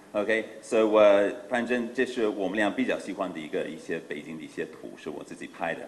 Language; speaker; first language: Chinese; non-native, fluent; English